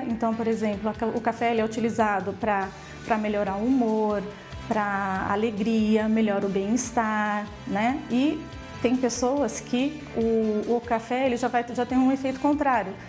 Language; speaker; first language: Portuguese; native; Portuguese